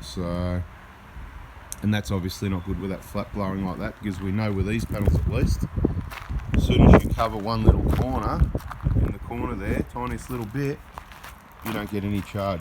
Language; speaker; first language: English; native; English